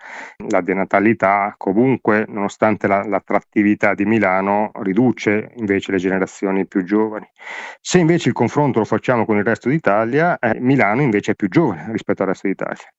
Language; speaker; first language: Italian; native; Italian